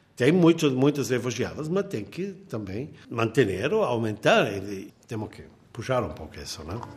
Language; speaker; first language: Portuguese; non-native, fluent; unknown